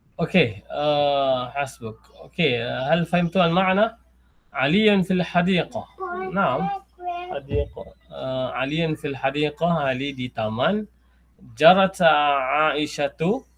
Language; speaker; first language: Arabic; non-native, fluent; Malay